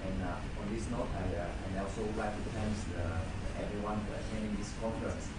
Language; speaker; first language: English; non-native, fluent; Vietnamese